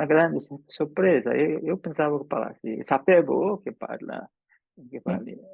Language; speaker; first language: Italian; non-native, fluent; English